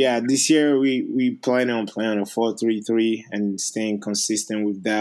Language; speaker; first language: English; non-native, fluent; French